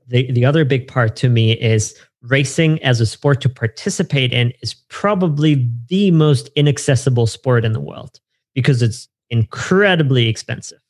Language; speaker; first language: English; non-native, fluent; German